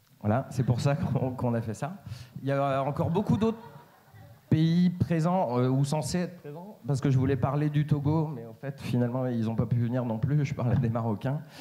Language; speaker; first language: French; native; French